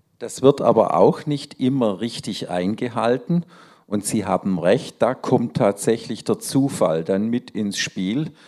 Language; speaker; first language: German; native; German